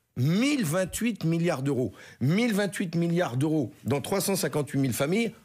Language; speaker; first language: French; native; French